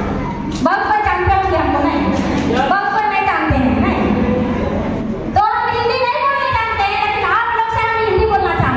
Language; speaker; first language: Hindi; non-native, local second language; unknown